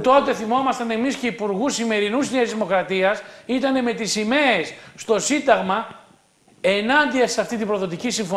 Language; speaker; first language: Greek; native; Greek